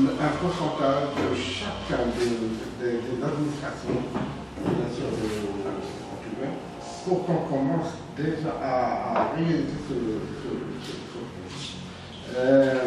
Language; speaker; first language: French; non-native, local second language; Arabic